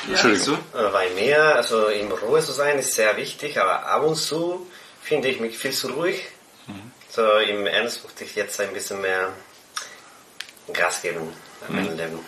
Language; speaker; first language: German; non-native, fluent; Spanish